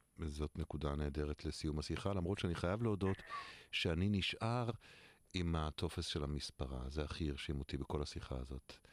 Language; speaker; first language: Hebrew; native; Hebrew